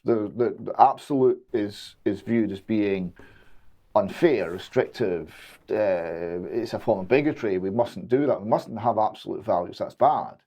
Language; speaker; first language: English; native; English